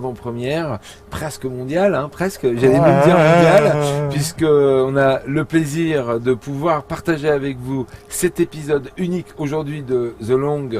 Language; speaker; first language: French; native; French